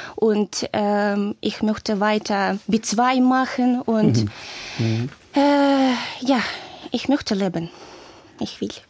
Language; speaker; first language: German; non-native, learner; Ukrainian